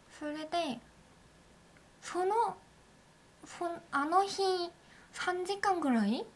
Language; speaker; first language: Japanese; non-native, learner; Korean